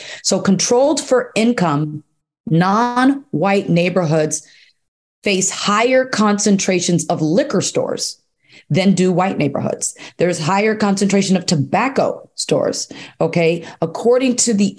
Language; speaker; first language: English; native; English